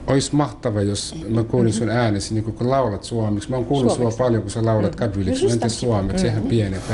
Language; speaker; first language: Finnish; non-native, learner; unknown